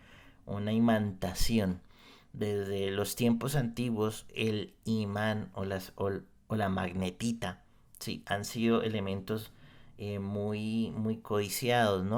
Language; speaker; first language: Spanish; native; Spanish